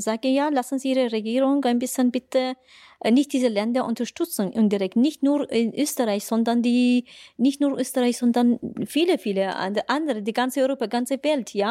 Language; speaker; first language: German; non-native, fluent; Persian